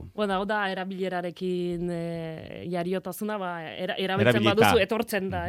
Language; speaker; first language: Basque; non-native, fluent; Polish